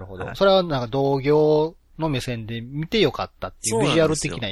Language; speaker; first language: Japanese; native; Japanese